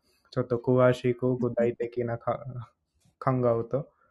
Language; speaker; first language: Japanese; non-native, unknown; Hindi